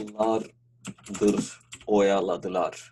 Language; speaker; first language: Turkish; non-native, fluent; Urdu